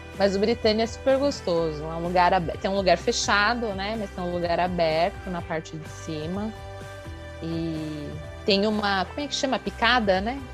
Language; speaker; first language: Portuguese; native; Portuguese